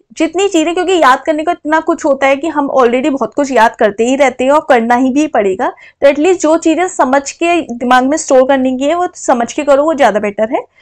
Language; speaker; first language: Hindi; native; Hindi